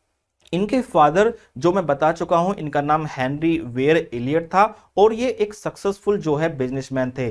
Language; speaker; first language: Hindi; native; Hindi